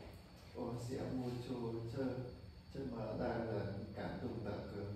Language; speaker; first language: Chinese; non-native, learner; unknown